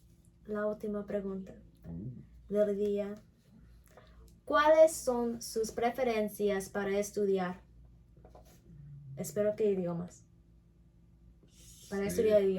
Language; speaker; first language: Spanish; non-native, learner; English